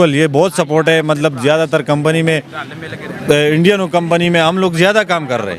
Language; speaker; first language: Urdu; non-native, local second language; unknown